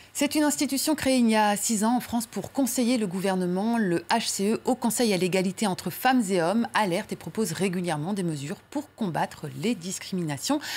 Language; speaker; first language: French; native; French